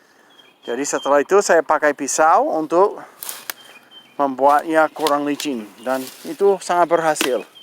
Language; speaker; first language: Indonesian; non-native, fluent; English